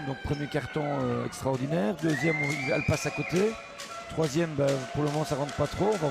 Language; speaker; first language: French; native; French